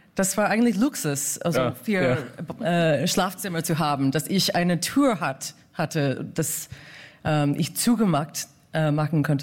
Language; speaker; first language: German; non-native, fluent; English